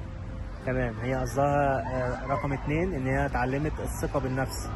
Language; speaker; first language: Arabic; native; Arabic